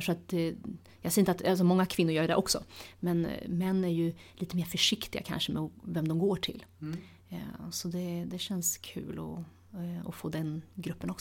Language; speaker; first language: Swedish; early bilingual, other home language; Tigrinya